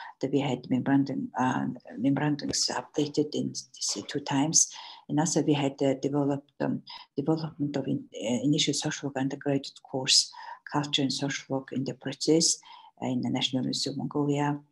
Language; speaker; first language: English; non-native, learner; Mongolian